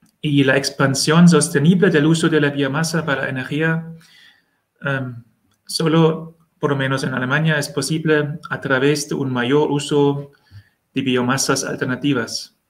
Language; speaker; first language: Spanish; non-native, learner; German